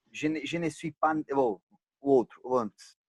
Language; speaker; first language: French; non-native, learner; Portuguese